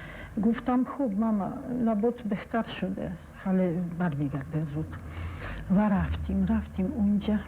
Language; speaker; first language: Persian; non-native, fluent; Polish